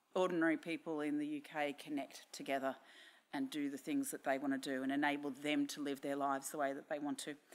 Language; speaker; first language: English; native; English